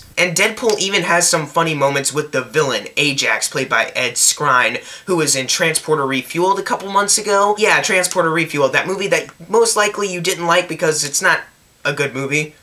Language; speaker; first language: English; native; English